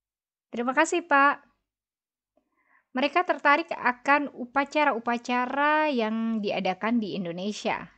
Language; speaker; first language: Indonesian; native; Indonesian